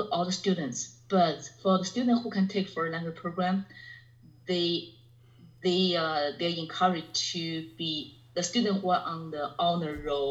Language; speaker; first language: English; non-native, fluent; Chinese